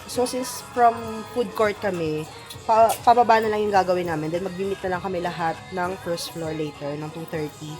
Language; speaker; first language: Filipino; native; Filipino